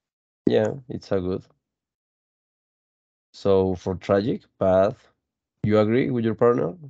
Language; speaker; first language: English; non-native, fluent; Spanish